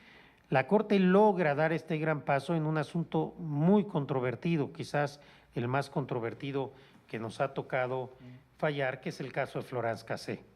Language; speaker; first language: Spanish; native; Spanish